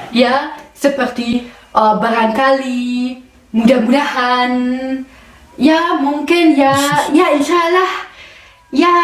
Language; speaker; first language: Indonesian; non-native, fluent; German